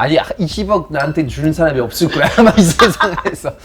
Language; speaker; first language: Korean; non-native, fluent; French